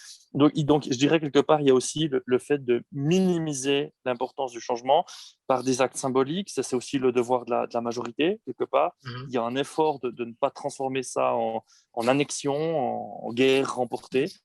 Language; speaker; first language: French; native; French